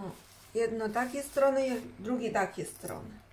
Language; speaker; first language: Polish; non-native, learner; Chinese